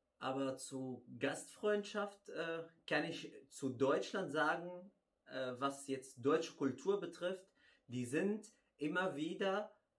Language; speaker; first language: German; non-native, fluent; Arabic